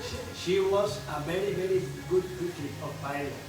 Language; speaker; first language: English; non-native, learner; Spanish